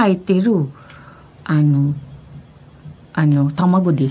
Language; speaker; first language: Japanese; non-native, fluent; Filipino